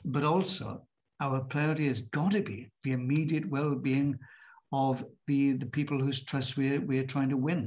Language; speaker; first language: English; native; English